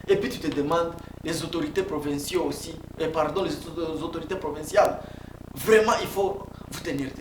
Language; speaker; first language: French; non-native, local second language; Swahili